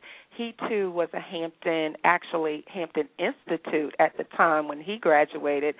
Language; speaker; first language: English; native; English